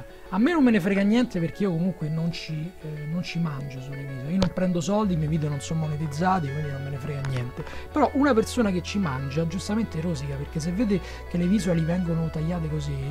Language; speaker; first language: Italian; native; Italian